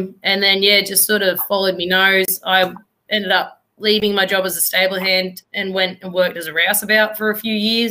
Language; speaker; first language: English; native; English